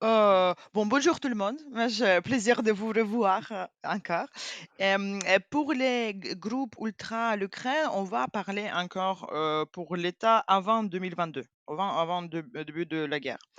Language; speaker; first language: French; non-native, fluent; Ukrainian